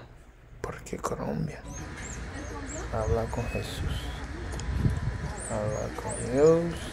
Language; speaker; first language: Spanish; early bilingual, heritage; English